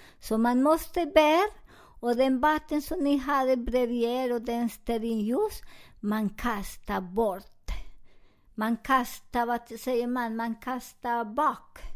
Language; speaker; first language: Swedish; non-native, learner; Spanish